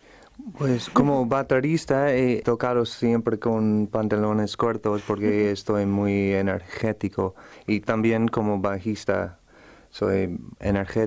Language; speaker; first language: Spanish; non-native, fluent; English